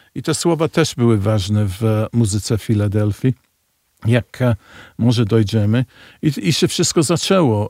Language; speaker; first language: Polish; early bilingual, heritage; Polish